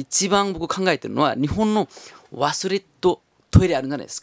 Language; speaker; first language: Japanese; non-native, fluent; Nepali